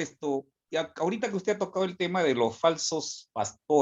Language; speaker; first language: Spanish; native; Spanish